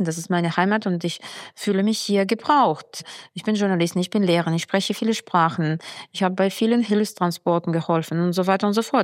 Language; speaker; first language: German; non-native, fluent; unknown